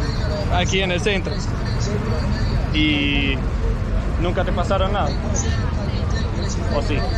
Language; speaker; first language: Spanish; non-native, learner; English